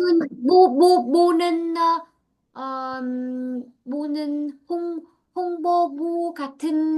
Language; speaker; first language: Korean; non-native, learner; Vietnamese